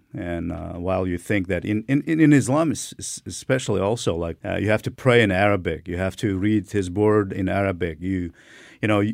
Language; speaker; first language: English; non-native, fluent; Turkmen